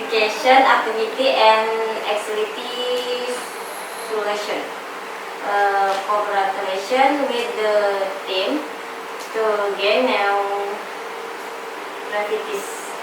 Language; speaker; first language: English; non-native, learner; Indonesian